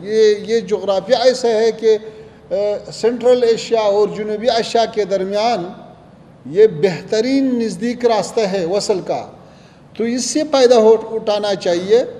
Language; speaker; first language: Hindi; non-native, fluent; Pashto